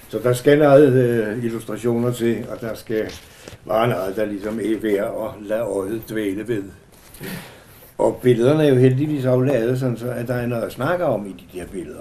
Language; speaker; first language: Danish; native; Danish